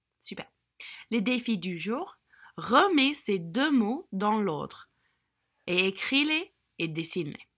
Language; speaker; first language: French; non-native, fluent; English